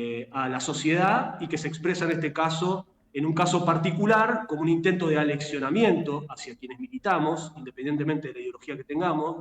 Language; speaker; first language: Spanish; native; Spanish